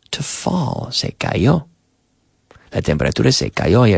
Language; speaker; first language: Spanish; non-native, fluent; English